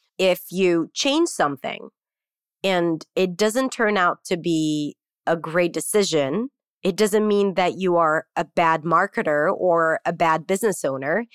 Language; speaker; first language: English; non-native, fluent; Hebrew